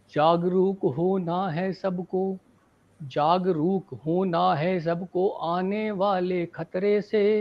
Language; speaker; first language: Hindi; native; Hindi